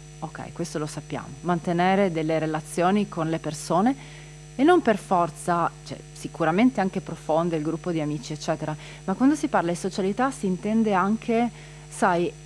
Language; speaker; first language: Italian; non-native, local second language; Friulian